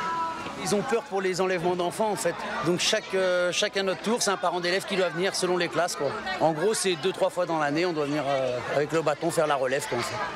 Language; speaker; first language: French; native; French